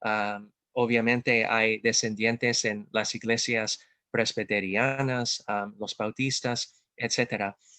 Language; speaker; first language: Spanish; non-native, fluent; English